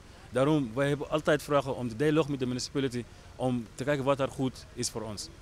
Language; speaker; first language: Dutch; non-native, learner; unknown